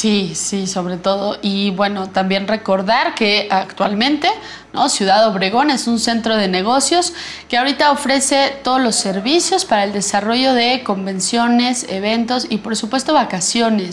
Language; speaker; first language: Spanish; native; Spanish